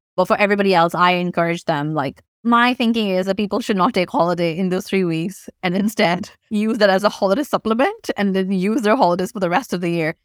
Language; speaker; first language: English; non-native, local second language; Urdu